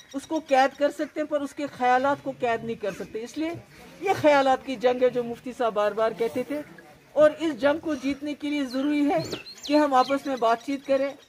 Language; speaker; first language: Urdu; non-native, local second language; Kashmiri